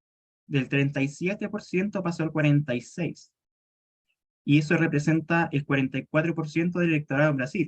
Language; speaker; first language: Spanish; native; Spanish